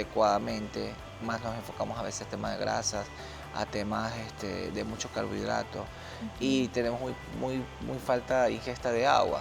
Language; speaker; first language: Spanish; native; Spanish